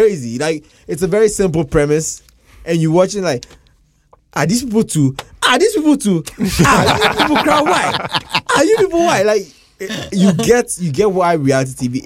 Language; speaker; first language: English; non-native, local second language; Akan